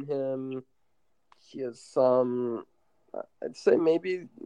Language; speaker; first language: English; native; English